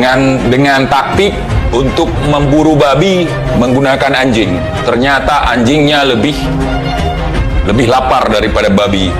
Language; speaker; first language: Indonesian; native; Indonesian